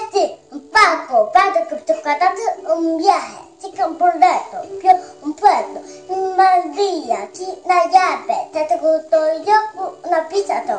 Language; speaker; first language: Spanish; non-native, learner; Korean